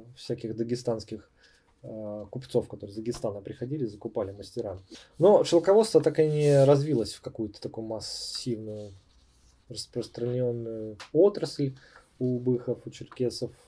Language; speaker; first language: Russian; native; Russian